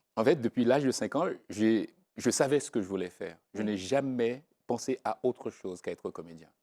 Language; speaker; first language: French; non-native, local second language; Haitian Creole